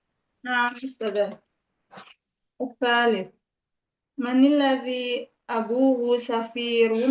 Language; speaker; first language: Arabic; non-native, learner; Indonesian